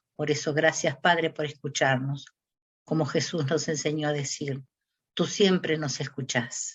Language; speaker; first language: Spanish; native; Spanish